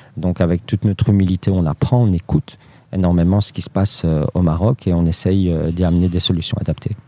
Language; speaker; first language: French; early bilingual, other home language; Riffian